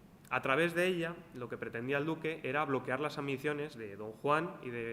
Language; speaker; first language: Spanish; native; Spanish